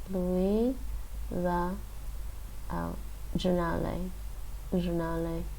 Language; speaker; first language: Italian; non-native, learner; English